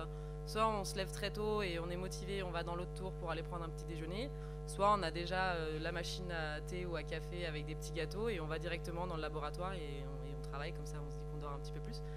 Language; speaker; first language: French; native; French